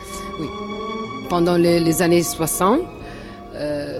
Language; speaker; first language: French; non-native, fluent; Italian